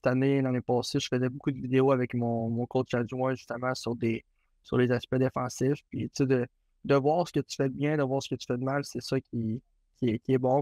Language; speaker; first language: French; native; French